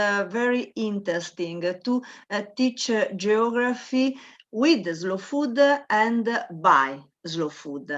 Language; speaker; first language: English; non-native, learner; Italian